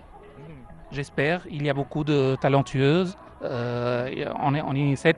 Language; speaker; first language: French; non-native, learner; Arabic